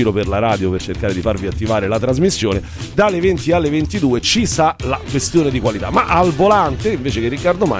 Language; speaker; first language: Italian; native; Italian